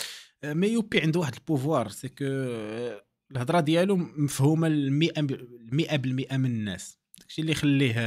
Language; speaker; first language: Arabic; native; Arabic